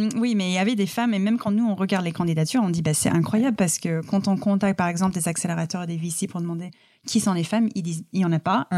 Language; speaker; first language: French; non-native, fluent; English